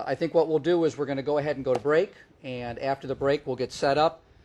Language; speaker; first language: English; native; English